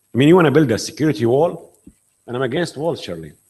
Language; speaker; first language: English; non-native, fluent; Arabic